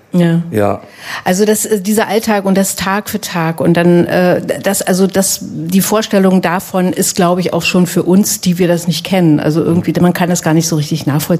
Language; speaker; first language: German; native; German